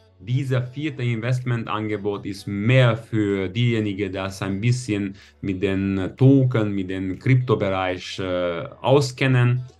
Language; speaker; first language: German; non-native, fluent; Hungarian